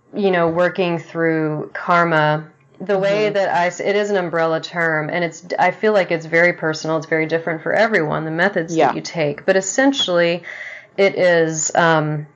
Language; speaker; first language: English; native; English